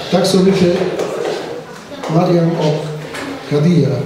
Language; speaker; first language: Swedish; non-native, fluent; Somali